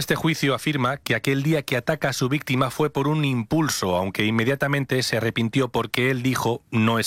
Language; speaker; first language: Spanish; native; Spanish